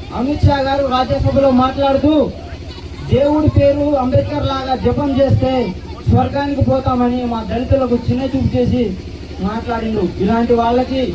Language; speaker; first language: Telugu; native; Telugu